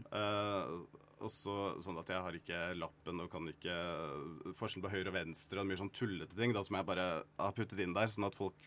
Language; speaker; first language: Norwegian; native; Norwegian